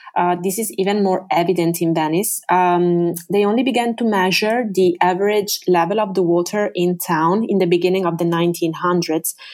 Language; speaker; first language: English; non-native, fluent; Italian